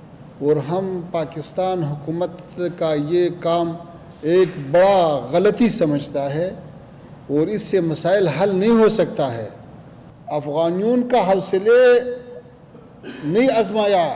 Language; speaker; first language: Hindi; non-native, fluent; Pashto